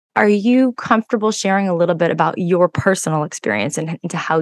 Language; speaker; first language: English; native; English